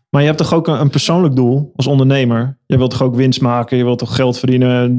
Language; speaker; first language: Dutch; native; Dutch